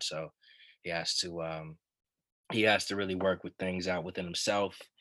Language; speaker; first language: English; native; English